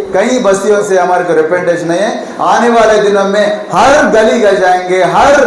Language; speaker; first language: Hindi; non-native, local second language; Telugu